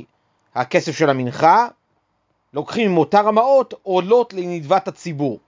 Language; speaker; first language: Hebrew; native; Hebrew